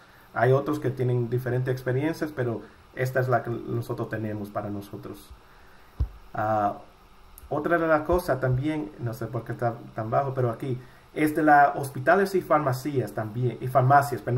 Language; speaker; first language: Spanish; early bilingual, heritage; Spanish